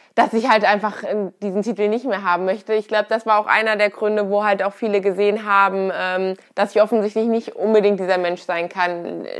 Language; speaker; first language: German; native; German